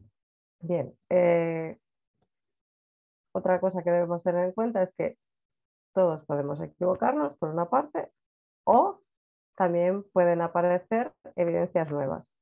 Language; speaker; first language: Spanish; native; Spanish